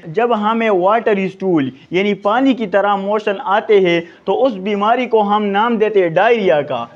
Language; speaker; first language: Urdu; non-native, local second language; Pashto